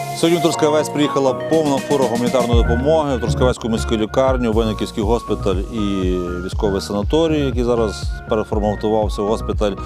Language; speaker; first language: Ukrainian; native; Ukrainian